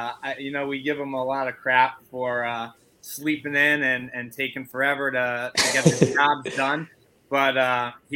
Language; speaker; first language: English; native; English